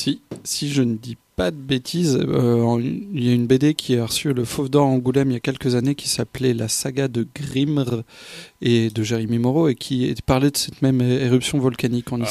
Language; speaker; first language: French; native; French